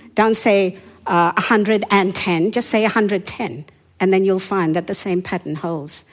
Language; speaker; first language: English; non-native, fluent; Hindi